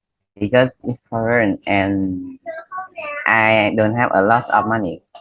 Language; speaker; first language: English; non-native, learner; Vietnamese